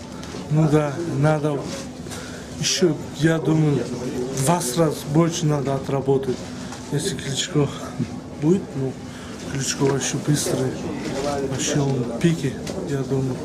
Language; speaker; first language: Russian; non-native, learner; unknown